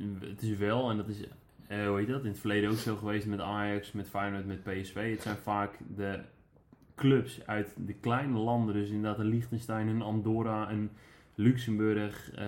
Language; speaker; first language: Dutch; native; Dutch